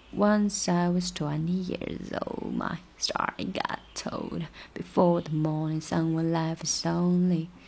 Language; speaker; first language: English; non-native, fluent; Chinese